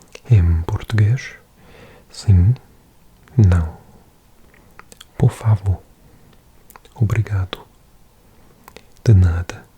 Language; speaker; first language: Portuguese; non-native, learner; English